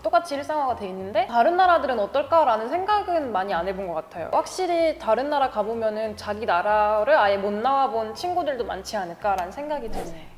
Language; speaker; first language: Korean; early bilingual, other home language; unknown